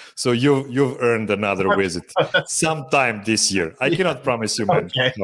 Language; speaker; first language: English; non-native, fluent; Serbian